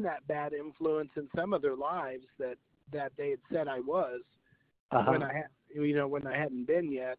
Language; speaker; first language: English; native; English